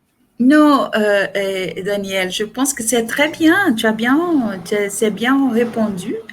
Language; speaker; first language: French; non-native, fluent; Portuguese